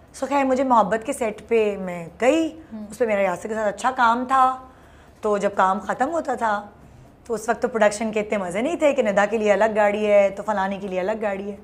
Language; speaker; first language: Urdu; native; Urdu